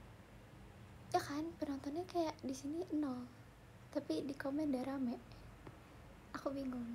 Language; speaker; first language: Indonesian; native; Indonesian